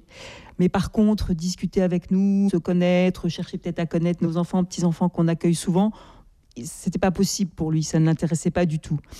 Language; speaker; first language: French; native; French